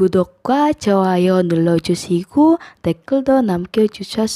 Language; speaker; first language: Korean; non-native, fluent; Indonesian